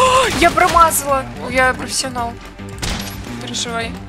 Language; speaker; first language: Russian; native; Russian